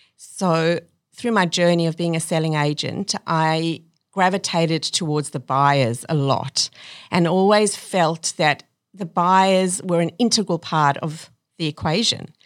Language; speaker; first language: English; native; English